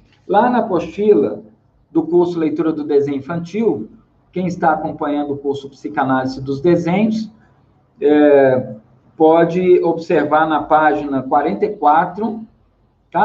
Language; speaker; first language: Portuguese; native; Portuguese